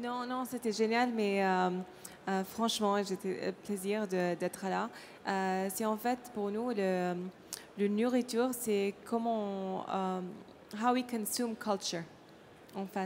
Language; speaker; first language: French; non-native, learner; Arabic